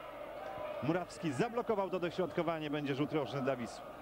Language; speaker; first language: Polish; native; Polish